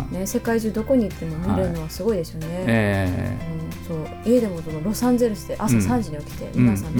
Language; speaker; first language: Japanese; native; Japanese